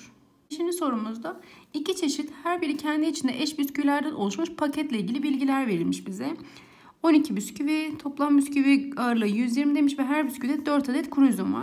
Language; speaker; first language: Turkish; native; Turkish